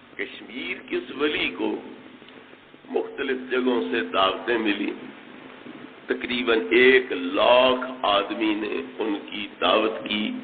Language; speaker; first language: Urdu; non-native, local second language; Punjabi